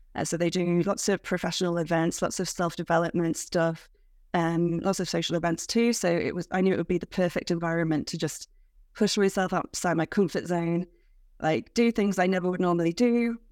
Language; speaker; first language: English; native; English